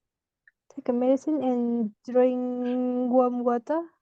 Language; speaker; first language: English; non-native, learner; Vietnamese